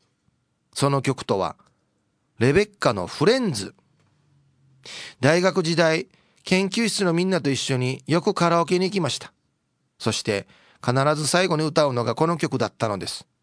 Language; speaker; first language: Japanese; native; Japanese